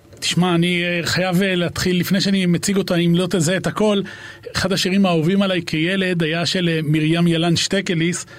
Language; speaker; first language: Hebrew; native; Hebrew